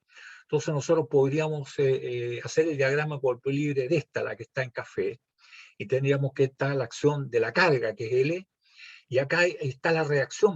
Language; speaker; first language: Spanish; native; Spanish